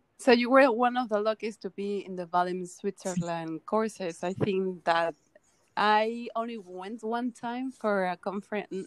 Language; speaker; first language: English; non-native, fluent; Spanish